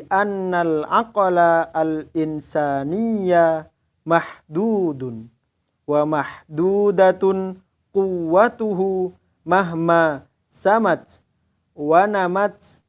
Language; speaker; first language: Arabic; non-native, fluent; Indonesian